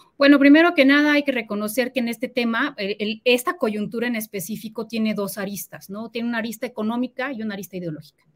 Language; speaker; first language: Spanish; native; Spanish